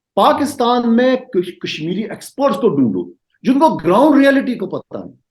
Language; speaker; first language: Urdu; non-native, local second language; Kashmiri